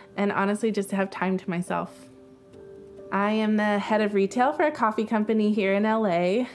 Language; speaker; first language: English; native; English